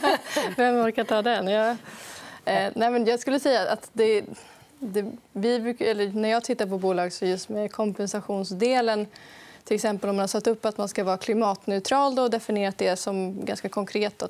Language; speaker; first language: Swedish; native; Swedish